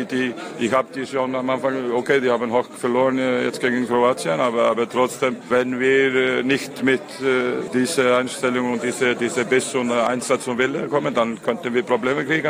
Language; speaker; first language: German; non-native, fluent; Icelandic